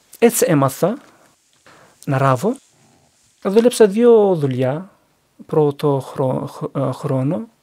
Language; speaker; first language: Greek; non-native, learner; Turkish